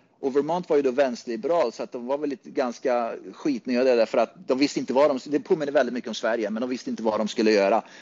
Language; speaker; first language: Swedish; native; Swedish